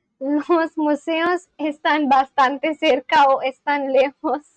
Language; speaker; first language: Spanish; non-native, learner; English